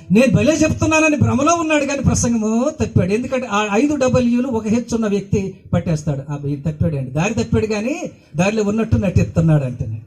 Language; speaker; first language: Telugu; non-native, local second language; Koya